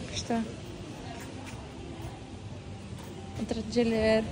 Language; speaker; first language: Kazakh; native; Kazakh